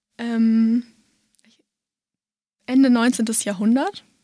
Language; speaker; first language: German; native; German